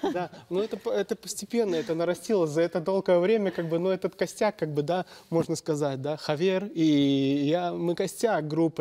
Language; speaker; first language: Russian; native; Russian